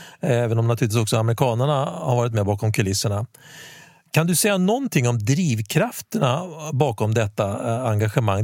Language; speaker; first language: Swedish; native; Swedish